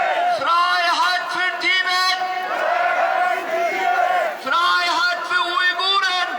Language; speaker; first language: German; native; German